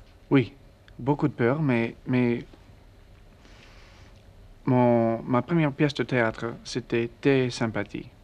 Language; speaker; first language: French; non-native, learner; English